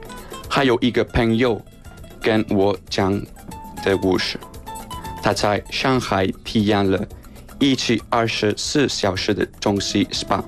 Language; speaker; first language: Chinese; non-native, fluent; Spanish